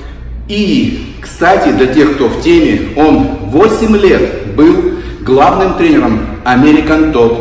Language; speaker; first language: Russian; native; Russian